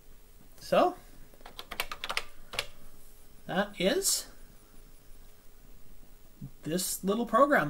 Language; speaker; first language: English; native; English